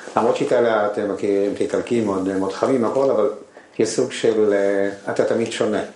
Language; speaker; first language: Hebrew; non-native, fluent; Spanish